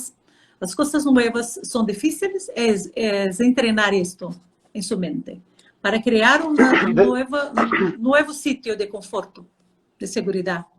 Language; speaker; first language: Spanish; non-native, fluent; Portuguese